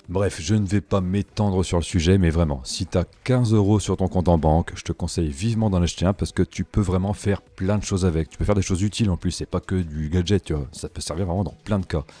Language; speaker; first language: French; native; French